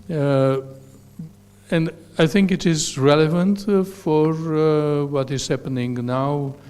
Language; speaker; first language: English; non-native, fluent; Romanian